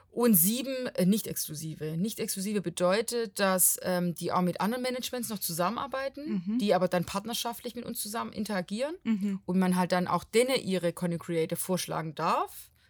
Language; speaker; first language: German; non-native, fluent; Portuguese